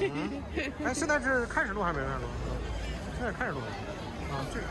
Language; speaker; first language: Chinese; native; Chinese